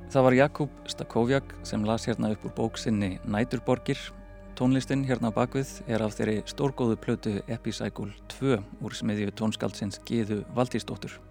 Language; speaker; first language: Icelandic; native; Icelandic